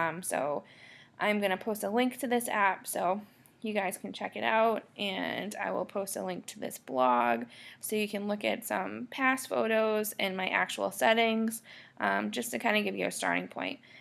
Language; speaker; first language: English; native; English